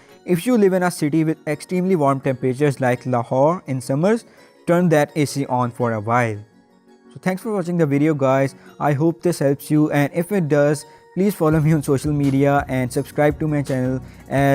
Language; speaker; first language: English; non-native, local second language; Urdu